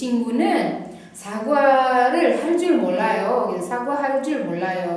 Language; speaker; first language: Korean; non-native, fluent; Indonesian